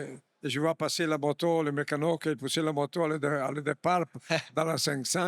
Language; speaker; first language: French; non-native, fluent; Italian